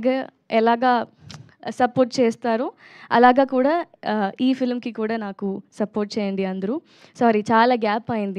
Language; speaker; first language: Telugu; non-native, learner; Tamil